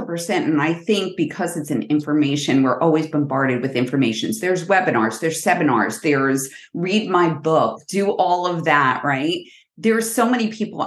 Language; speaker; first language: English; native; English